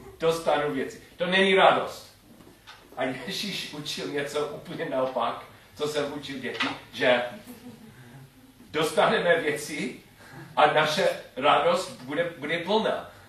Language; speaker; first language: Czech; non-native, learner; English